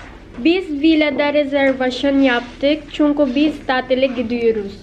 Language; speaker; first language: Turkish; non-native, learner; Filipino